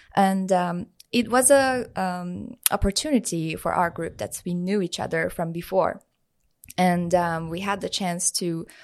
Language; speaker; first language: English; non-native, fluent; Persian